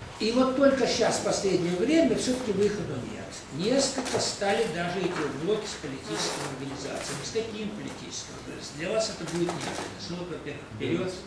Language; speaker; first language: Russian; native; Russian